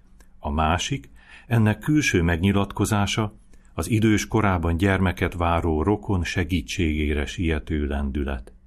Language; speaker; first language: Hungarian; native; Hungarian